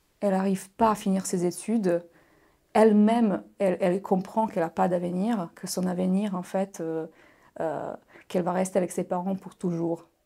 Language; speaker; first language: French; non-native, fluent; Bosnian